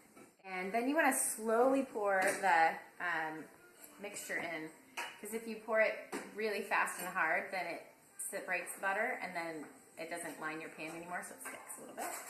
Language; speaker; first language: English; native; English